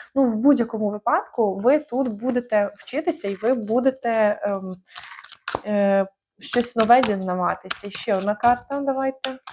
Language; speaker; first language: Ukrainian; non-native, local second language; Russian